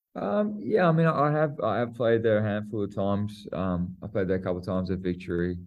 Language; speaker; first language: English; native; English